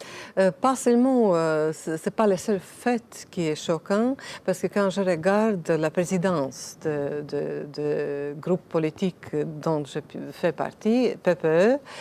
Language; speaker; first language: French; non-native, fluent; Latvian